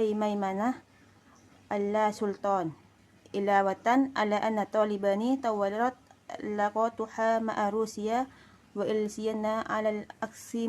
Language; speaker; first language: Arabic; non-native, learner; Indonesian